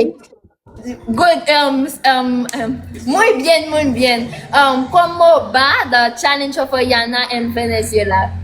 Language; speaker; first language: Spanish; non-native, learner; Haitian Creole